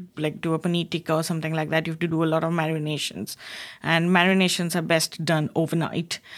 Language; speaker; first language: English; non-native, local second language; Bangla